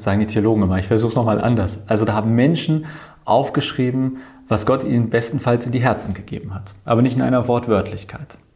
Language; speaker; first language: German; native; German